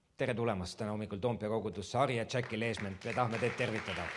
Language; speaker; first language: Estonian; native; Estonian